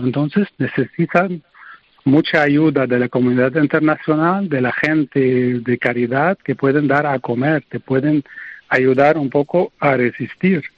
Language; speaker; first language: Spanish; non-native, fluent; Arabic